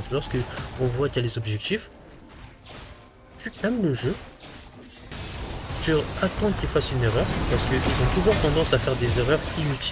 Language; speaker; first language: French; native; French